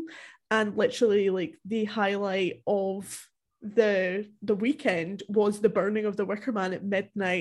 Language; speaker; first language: English; native; English